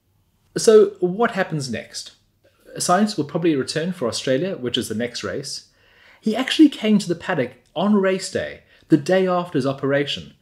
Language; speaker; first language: English; native; English